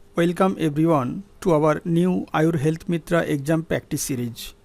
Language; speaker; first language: English; non-native, local second language; Bangla